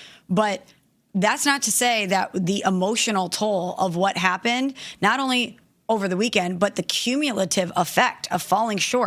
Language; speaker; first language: English; native; English